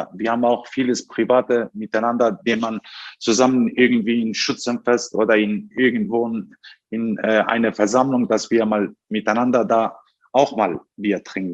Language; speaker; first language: German; non-native, fluent; Turkish